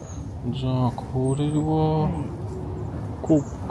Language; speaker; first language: Japanese; non-native, learner; French